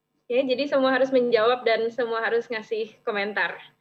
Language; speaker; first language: Indonesian; native; Indonesian